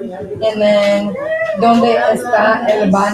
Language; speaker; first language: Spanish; non-native, learner; English